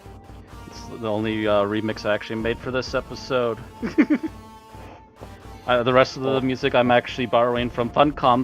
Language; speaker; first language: English; native; English